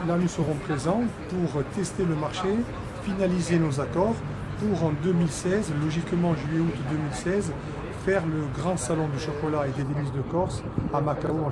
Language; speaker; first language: French; native; French